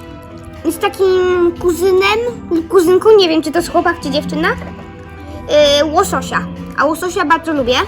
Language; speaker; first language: Polish; early bilingual, heritage; Polish